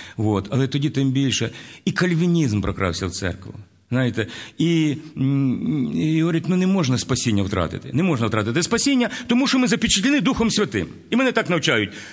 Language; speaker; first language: Ukrainian; native; Ukrainian